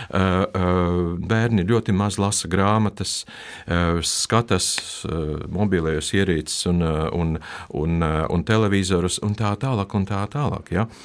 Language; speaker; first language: Latvian; non-native, local second language; Russian